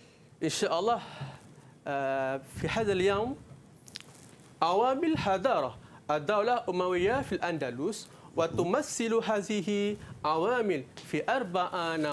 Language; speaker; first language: Arabic; non-native, fluent; Malay